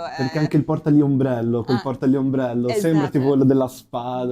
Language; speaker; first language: Italian; native; Italian